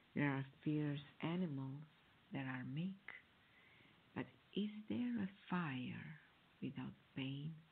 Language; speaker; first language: English; non-native, fluent; Italian